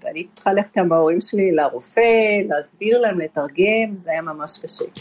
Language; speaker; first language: Hebrew; early bilingual, other home language; Polish